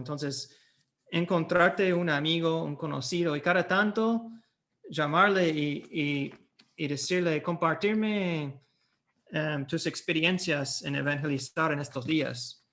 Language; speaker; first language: Spanish; non-native, fluent; English